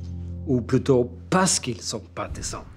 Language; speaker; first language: French; non-native, fluent; Icelandic